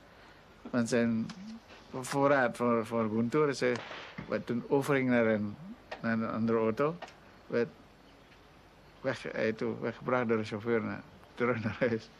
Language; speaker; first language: Dutch; non-native, local second language; Indonesian